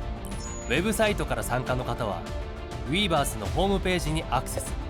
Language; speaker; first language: Japanese; native; Japanese